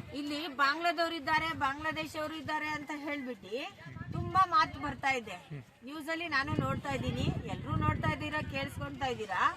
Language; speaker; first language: Kannada; non-native, local second language; Urdu